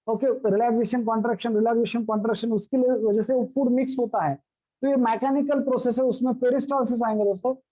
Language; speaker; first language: Hindi; non-native, local second language; Marathi